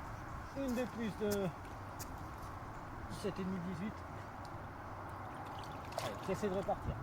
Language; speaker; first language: French; native; French